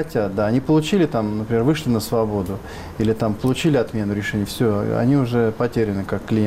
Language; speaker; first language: Russian; native; Russian